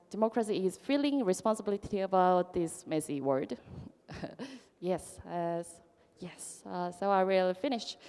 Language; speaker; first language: English; non-native, fluent; Korean